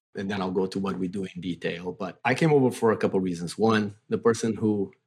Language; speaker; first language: English; non-native, fluent; Portuguese